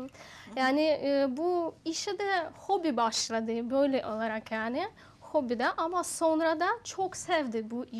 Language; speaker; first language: Turkish; non-native, learner; Russian